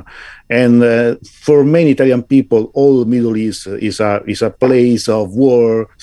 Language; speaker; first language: English; non-native, fluent; Italian